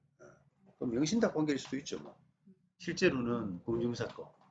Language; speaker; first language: Korean; native; Korean